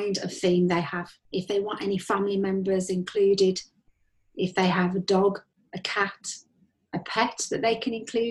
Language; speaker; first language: English; native; English